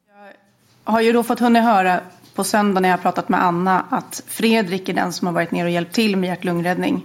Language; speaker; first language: Swedish; native; Swedish